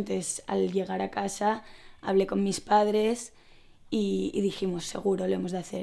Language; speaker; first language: Spanish; non-native, local second language; Catalan